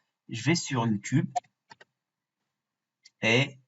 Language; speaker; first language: French; non-native, fluent; Arabic